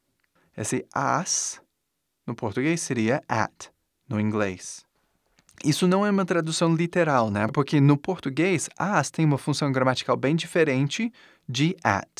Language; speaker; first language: Portuguese; non-native, fluent; English